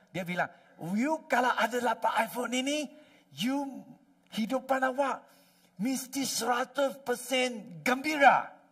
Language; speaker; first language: Malay; non-native, local second language; Chinese